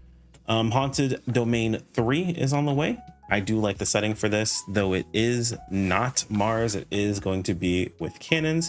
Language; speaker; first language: English; native; English